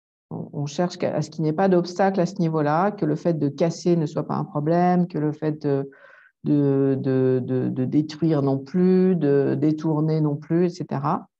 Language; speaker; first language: French; native; French